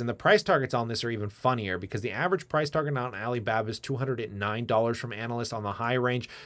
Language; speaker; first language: English; native; English